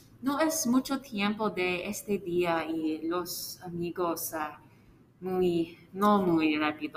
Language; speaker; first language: Spanish; non-native, learner; English